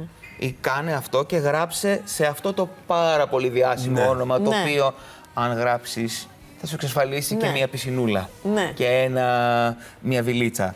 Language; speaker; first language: Greek; native; Greek